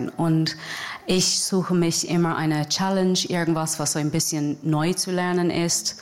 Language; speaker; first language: German; non-native, fluent; English